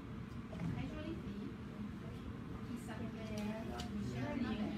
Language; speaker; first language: French; non-native, learner; English